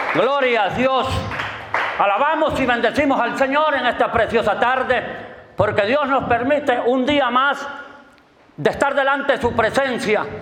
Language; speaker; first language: Spanish; native; Spanish